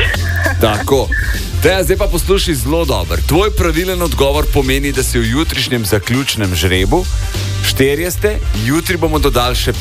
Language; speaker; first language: Slovenian; native; Slovenian